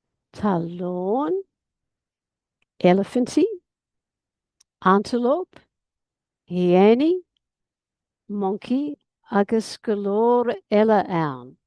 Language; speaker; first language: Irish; non-native, learner; English